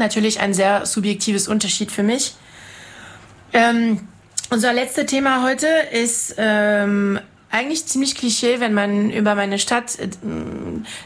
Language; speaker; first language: German; non-native, fluent; French